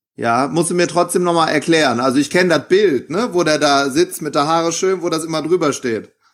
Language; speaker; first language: German; native; German